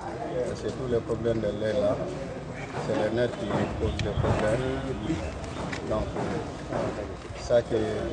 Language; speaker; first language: French; non-native, learner; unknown